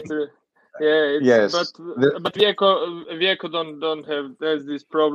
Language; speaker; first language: English; non-native, learner; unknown